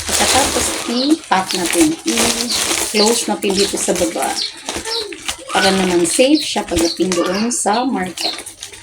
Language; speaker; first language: Filipino; non-native, local second language; Cebuano